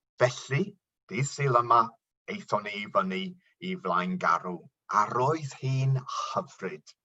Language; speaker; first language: Welsh; non-native, local second language; English